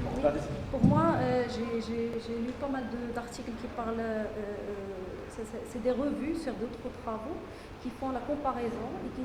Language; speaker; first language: French; non-native, local second language; Arabic